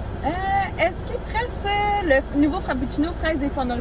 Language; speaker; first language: French; native; French